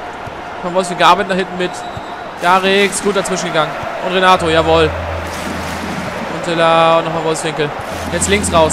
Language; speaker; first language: German; native; German